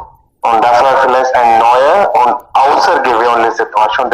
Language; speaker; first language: German; non-native, learner; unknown